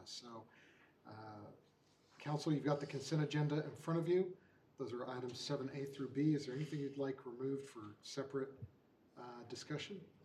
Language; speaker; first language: English; native; English